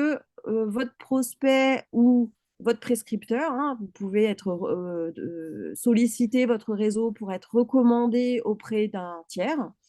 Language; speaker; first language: French; native; French